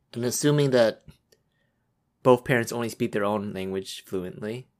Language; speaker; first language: English; early bilingual, other home language; Korean